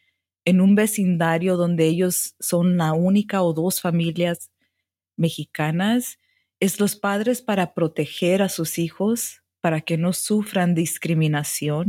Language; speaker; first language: Spanish; early bilingual, heritage; Spanish